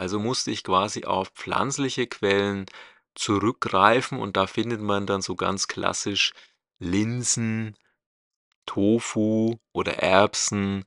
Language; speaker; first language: German; native; German